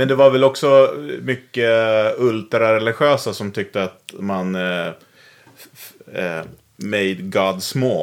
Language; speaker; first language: Swedish; native; Swedish